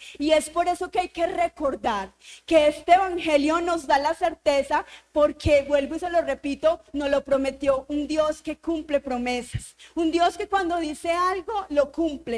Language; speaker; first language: Spanish; native; Spanish